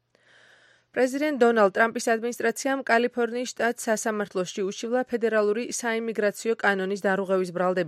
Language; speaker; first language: Georgian; native; Georgian